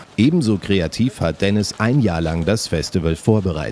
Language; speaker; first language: German; native; German